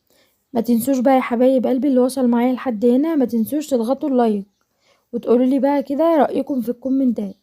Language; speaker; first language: Arabic; native; Arabic